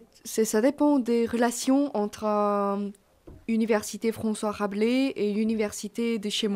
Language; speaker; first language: French; non-native, fluent; Korean